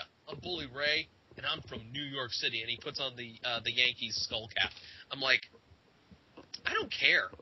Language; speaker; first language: English; native; English